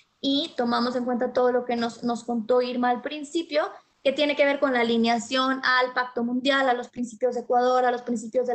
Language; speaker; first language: Spanish; native; Spanish